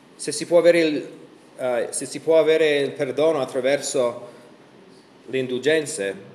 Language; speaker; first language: Italian; non-native, fluent; English